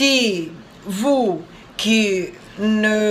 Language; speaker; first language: French; non-native, learner; Portuguese